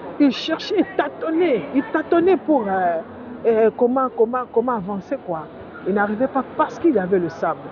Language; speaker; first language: French; non-native, local second language; Lingala